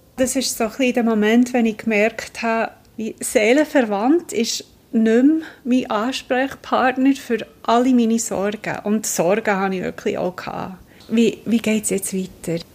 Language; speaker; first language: German; non-native, fluent; English